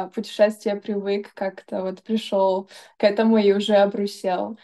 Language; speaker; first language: Russian; early bilingual, heritage; Russian